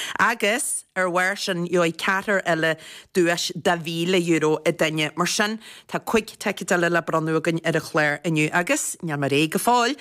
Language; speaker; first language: Irish; native; Irish